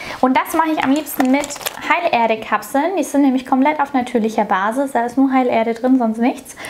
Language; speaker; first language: German; native; German